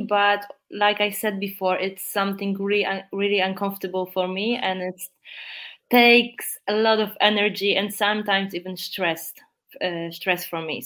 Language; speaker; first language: English; non-native, fluent; Polish